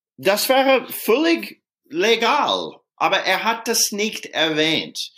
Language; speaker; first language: German; non-native, fluent; English